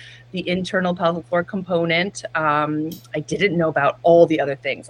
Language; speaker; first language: English; native; English